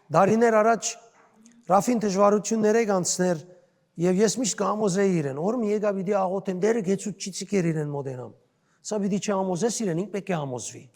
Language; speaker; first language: Armenian; native; Armenian